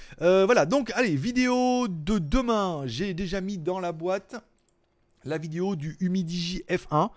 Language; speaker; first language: French; native; French